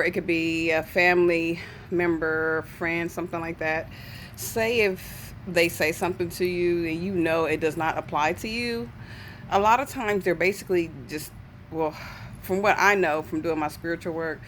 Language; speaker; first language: English; native; English